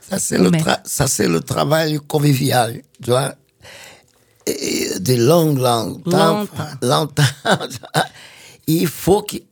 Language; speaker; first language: French; non-native, fluent; Portuguese